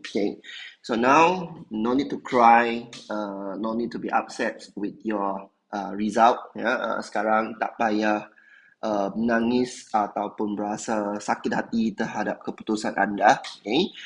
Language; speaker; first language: English; non-native, local second language; Chinese